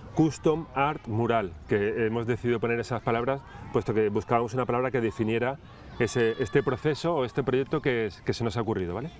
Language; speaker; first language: Spanish; native; Spanish